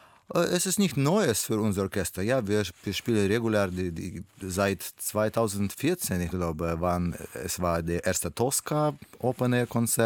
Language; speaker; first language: German; non-native, fluent; Russian